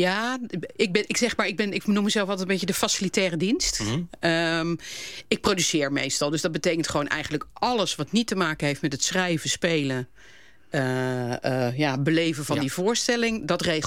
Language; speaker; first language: Dutch; native; Dutch